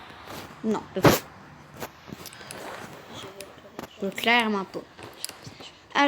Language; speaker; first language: French; native; French